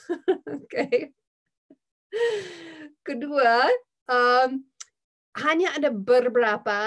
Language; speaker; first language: Indonesian; non-native, fluent; English